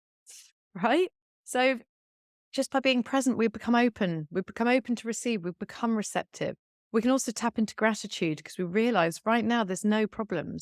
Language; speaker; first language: English; native; English